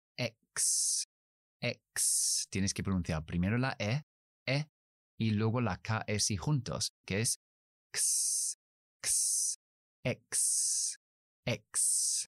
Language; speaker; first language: Spanish; non-native, fluent; English